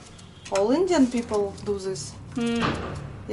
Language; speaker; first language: English; non-native, learner; Russian